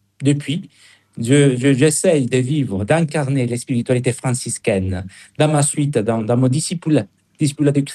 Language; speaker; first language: French; non-native, fluent; Spanish